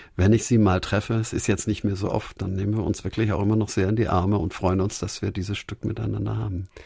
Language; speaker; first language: German; native; German